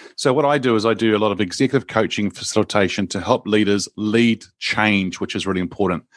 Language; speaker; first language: English; native; English